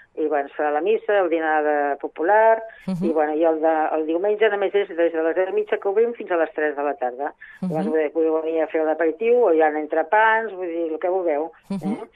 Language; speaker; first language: Catalan; non-native, local second language; Spanish